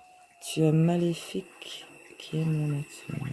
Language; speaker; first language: French; native; French